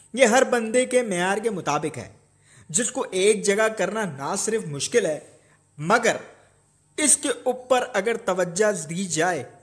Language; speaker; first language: Urdu; native; Urdu